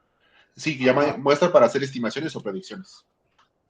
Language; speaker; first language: Spanish; native; Spanish